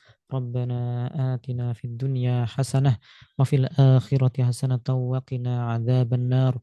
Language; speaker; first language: Arabic; non-native, fluent; Indonesian